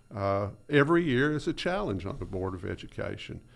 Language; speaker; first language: English; native; English